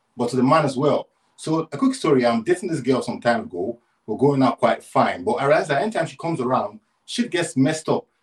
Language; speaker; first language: English; non-native, local second language; Yoruba